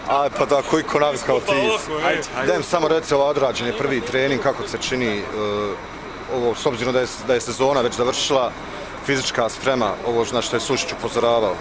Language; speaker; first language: Bosnian; native; Bosnian